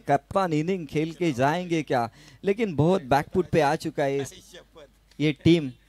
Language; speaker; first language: Hindi; non-native, local second language; Marathi